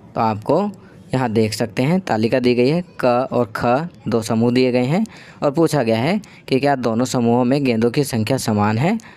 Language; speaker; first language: Hindi; native; Hindi